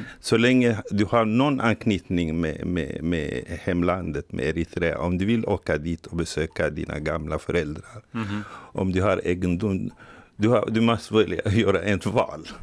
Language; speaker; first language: Swedish; non-native, fluent; Tigrinya